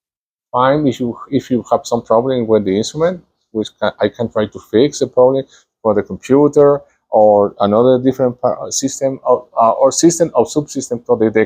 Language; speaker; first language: English; non-native, learner; Spanish